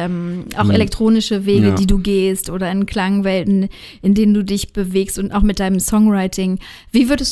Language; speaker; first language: German; native; German